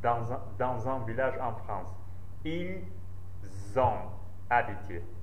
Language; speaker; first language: French; non-native, learner; Central Kurdish